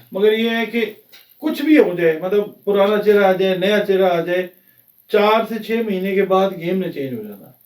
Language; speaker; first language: Urdu; native; Urdu